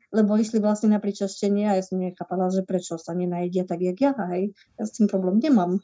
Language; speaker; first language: Slovak; native; Slovak